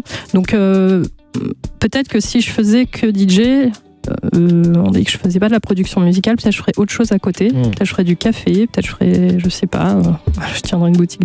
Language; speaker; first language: French; native; French